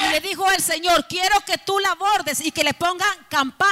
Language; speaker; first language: Spanish; native; Spanish